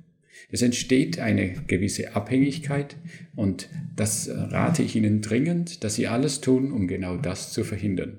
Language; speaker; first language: German; native; German